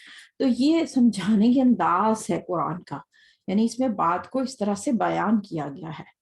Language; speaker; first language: Urdu; native; Urdu